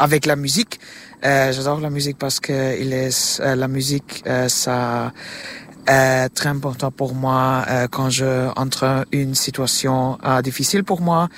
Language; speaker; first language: French; non-native, learner; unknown